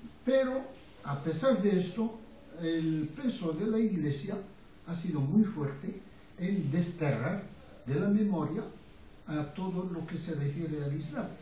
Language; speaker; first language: Spanish; non-native, fluent; Arabic